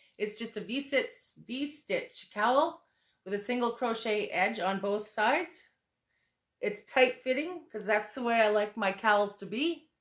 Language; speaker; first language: English; native; English